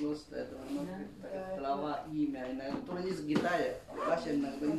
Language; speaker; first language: Russian; non-native, learner; Chinese